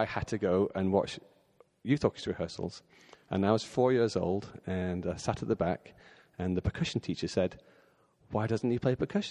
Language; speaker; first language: English; native; English